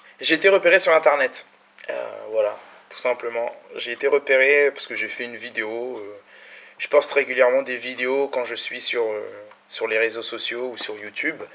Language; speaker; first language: French; early bilingual, other home language; Malagasy